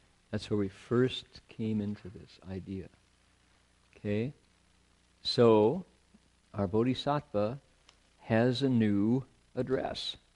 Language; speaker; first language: English; native; English